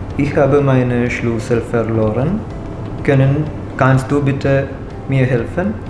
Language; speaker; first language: German; non-native, learner; Malayalam